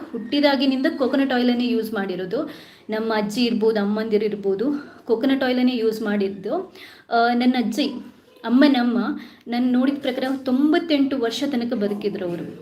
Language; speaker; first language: Kannada; native; Kannada